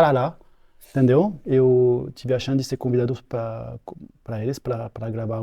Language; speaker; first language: Portuguese; non-native, fluent; French